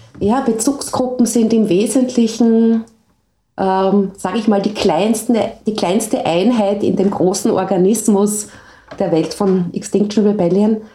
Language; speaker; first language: German; native; German